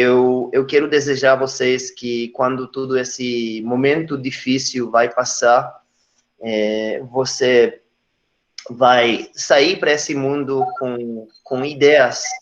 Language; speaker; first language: Portuguese; non-native, fluent; Hebrew